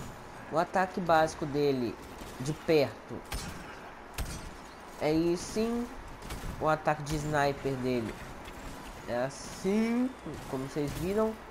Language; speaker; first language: Portuguese; native; Portuguese